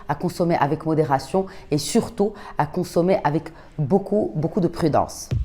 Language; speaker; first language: French; non-native, local second language; Arabic